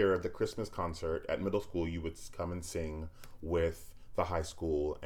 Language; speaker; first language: English; native; English